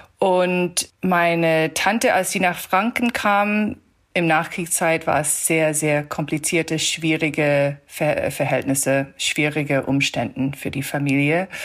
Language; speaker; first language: German; early bilingual, heritage; German